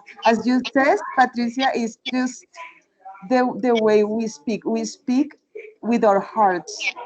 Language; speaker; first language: English; non-native, fluent; Spanish